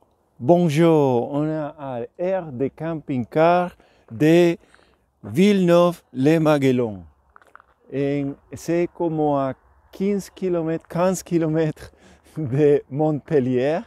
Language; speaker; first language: French; non-native, learner; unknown